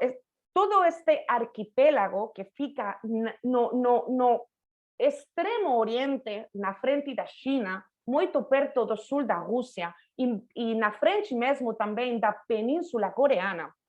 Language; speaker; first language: Portuguese; non-native, fluent; Spanish